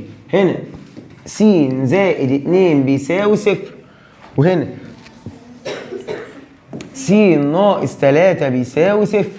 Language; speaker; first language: Arabic; native; Arabic